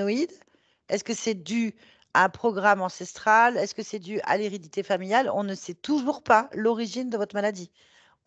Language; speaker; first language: French; native; French